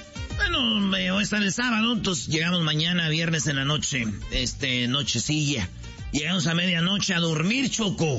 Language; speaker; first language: Spanish; native; Spanish